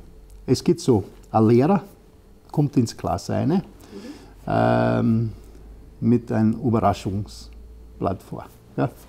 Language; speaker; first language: German; non-native, fluent; English